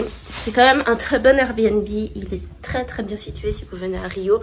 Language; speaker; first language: French; native; French